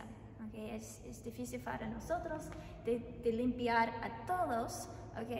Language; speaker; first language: Spanish; non-native, learner; English